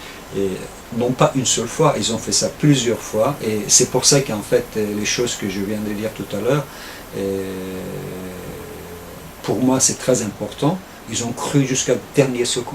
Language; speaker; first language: French; non-native, fluent; Turkish